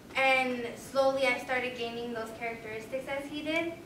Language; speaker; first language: English; native; English